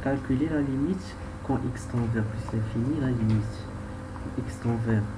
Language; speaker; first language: French; non-native, local second language; Arabic